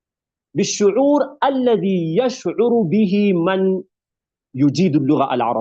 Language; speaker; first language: Arabic; non-native, fluent; Urdu